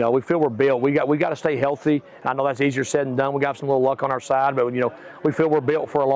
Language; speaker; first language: English; native; English